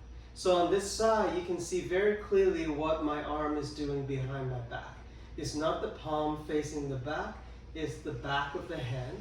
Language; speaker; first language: English; native; English